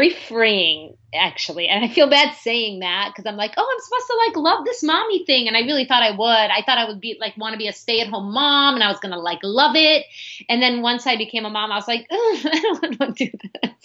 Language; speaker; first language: English; early bilingual, other home language; Arabic